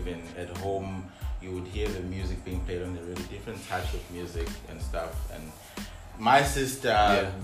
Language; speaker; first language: English; non-native, local second language; Zulu